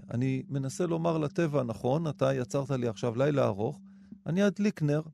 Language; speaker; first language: Hebrew; native; Hebrew